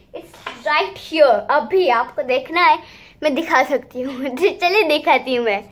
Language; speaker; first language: Hindi; non-native, local second language; Gujarati